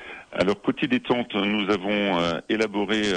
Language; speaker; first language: French; native; French